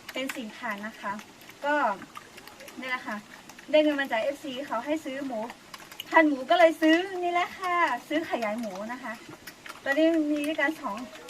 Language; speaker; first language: Thai; non-native, local second language; S'gaw Karen